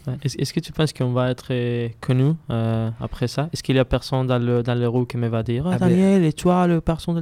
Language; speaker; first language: French; non-native, learner; Spanish